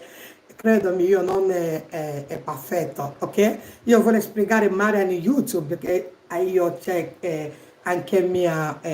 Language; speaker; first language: Italian; non-native, learner; Igbo